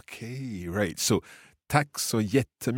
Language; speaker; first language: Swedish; non-native, learner; English